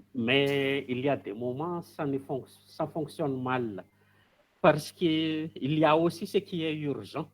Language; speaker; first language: French; non-native, local second language; Malagasy